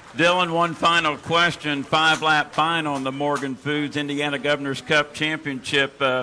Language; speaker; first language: English; native; English